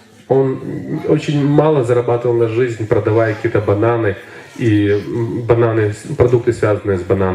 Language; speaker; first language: Russian; native; Russian